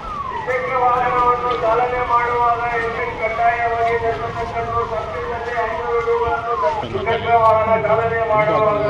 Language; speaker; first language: Kannada; native; Kannada